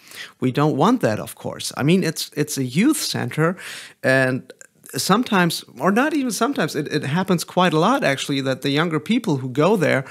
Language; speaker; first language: English; non-native, fluent; German